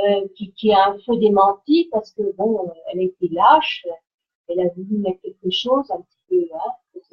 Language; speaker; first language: French; native; French